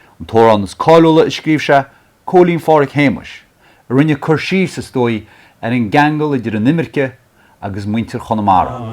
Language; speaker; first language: Irish; native; Irish